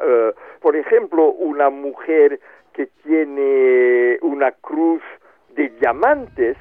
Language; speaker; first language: Spanish; non-native, fluent; French